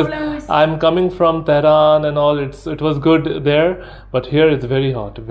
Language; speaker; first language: English; non-native, local second language; Hindi